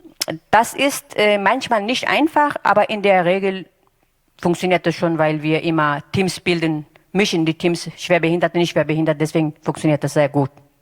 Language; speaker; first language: German; non-native, fluent; Turkish